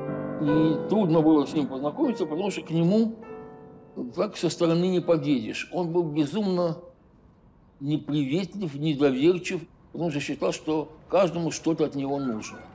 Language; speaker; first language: Russian; native; Russian